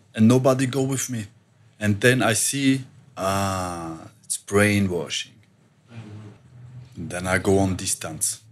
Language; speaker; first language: English; non-native, learner; German